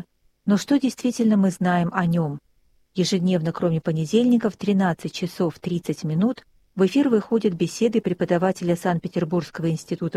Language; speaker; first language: Russian; native; Russian